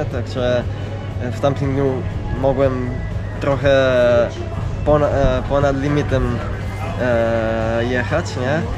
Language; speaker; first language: Polish; non-native, fluent; Italian